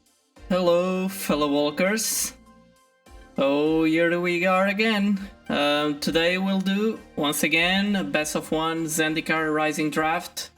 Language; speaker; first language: English; non-native, fluent; Portuguese